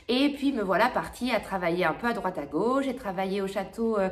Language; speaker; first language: French; native; French